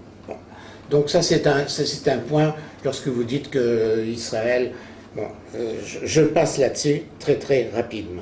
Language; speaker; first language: French; native; French